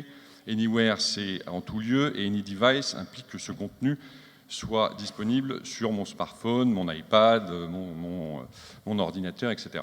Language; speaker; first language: French; native; French